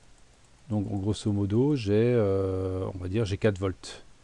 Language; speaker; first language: French; native; French